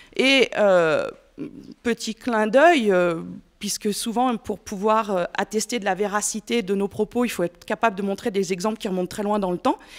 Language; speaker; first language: French; native; French